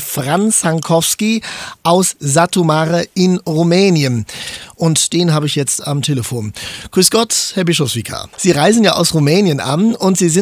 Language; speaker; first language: German; native; German